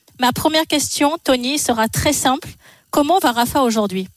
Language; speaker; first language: French; native; French